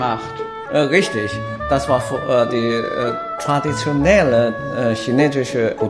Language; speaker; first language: German; non-native, learner; Chinese